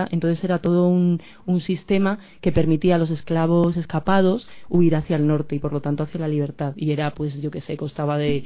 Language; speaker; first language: Spanish; native; Spanish